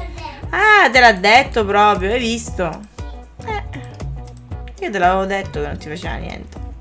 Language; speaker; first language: Italian; native; Italian